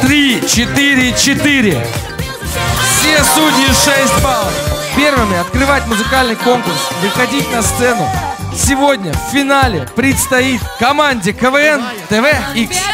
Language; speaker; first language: Russian; native; Russian